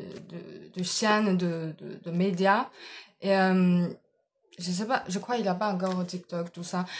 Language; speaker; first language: French; non-native, fluent; Chinese